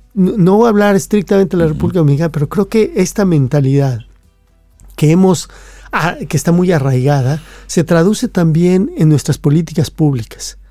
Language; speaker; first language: Spanish; native; Spanish